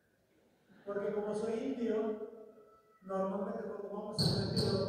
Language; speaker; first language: Spanish; non-native, fluent; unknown